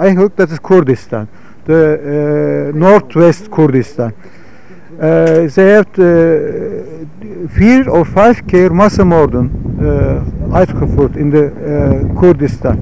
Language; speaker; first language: Dutch; non-native, fluent; Turkish